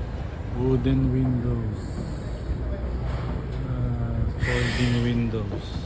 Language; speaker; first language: English; non-native, local second language; Filipino